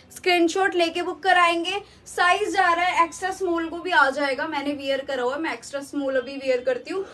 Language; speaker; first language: Hindi; native; Hindi